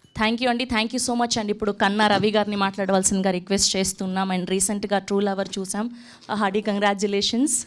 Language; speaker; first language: Telugu; native; Telugu